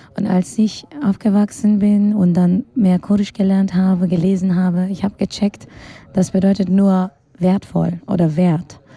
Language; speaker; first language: German; non-native, fluent; Kurdish